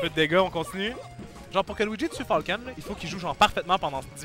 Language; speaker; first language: French; native; French